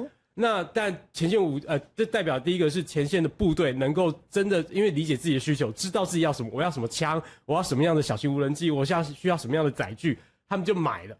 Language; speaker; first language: Chinese; native; Chinese